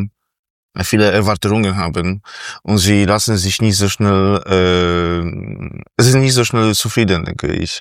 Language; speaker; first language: German; non-native, fluent; Polish